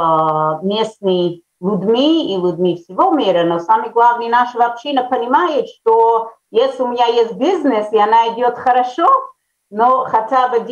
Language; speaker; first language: Russian; early bilingual, heritage; Russian